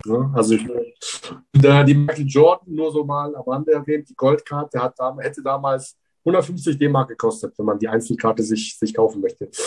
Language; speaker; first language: German; early bilingual, other home language; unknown